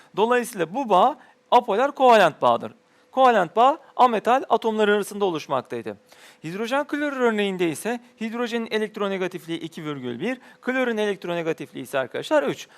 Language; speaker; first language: Turkish; native; Turkish